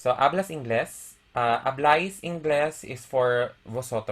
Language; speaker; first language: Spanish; non-native, fluent; Filipino